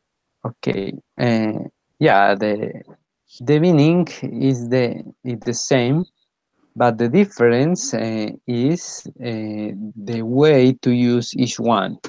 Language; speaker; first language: English; non-native, fluent; Spanish